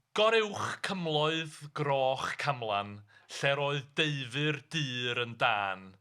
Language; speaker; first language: Welsh; native; Welsh